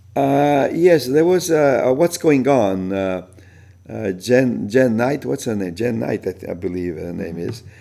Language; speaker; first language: English; non-native, fluent; Italian